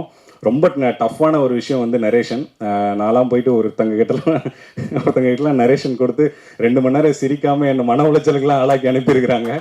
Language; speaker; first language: Tamil; native; Tamil